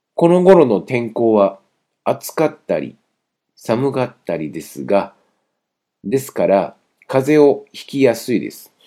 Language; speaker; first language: Japanese; non-native, fluent; Chinese